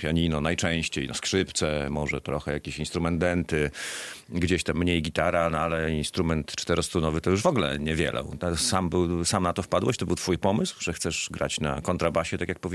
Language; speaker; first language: Polish; native; Polish